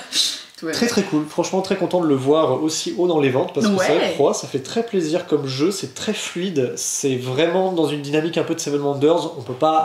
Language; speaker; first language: French; native; French